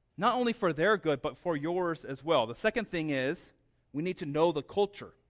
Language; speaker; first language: English; native; English